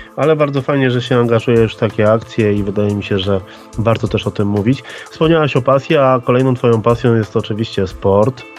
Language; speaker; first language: Polish; native; Polish